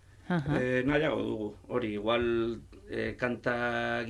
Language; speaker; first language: Basque; non-native, learner; Spanish